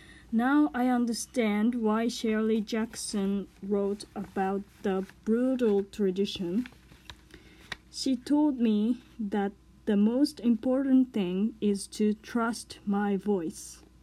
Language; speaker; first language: English; non-native, learner; Japanese